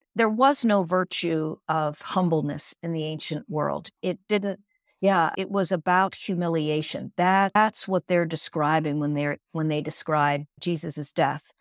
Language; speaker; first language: English; native; English